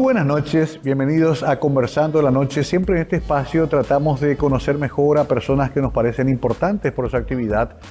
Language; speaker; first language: Spanish; native; Spanish